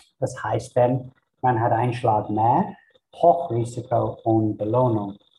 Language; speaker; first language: German; non-native, fluent; English